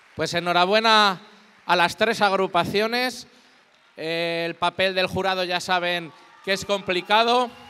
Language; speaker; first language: Spanish; native; Spanish